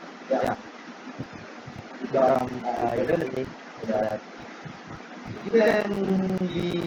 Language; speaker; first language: English; non-native, learner; Indonesian